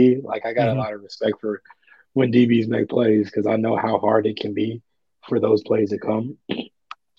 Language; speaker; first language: English; native; English